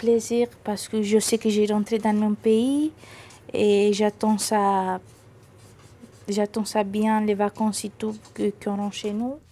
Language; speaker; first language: French; non-native, fluent; Romanian